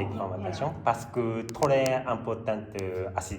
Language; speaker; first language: French; non-native, learner; Japanese